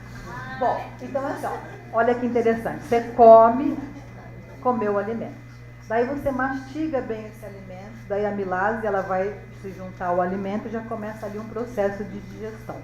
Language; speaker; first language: Portuguese; native; Portuguese